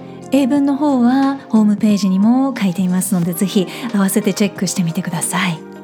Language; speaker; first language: Japanese; native; Japanese